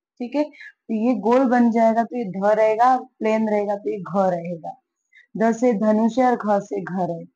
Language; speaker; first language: Hindi; native; Hindi